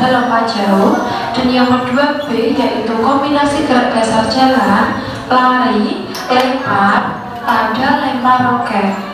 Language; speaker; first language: Indonesian; native; Indonesian